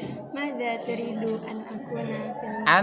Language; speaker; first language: Arabic; non-native, learner; Indonesian